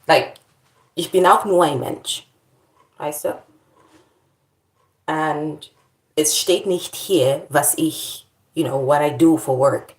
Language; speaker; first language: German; non-native, learner; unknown